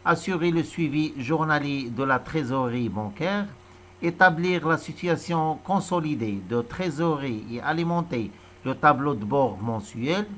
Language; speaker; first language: French; non-native, local second language; Arabic